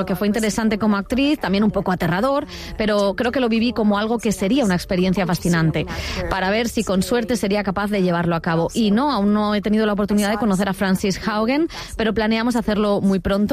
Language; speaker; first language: Spanish; native; Spanish